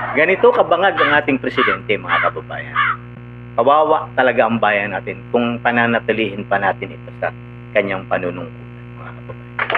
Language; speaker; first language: Filipino; non-native, local second language; Cebuano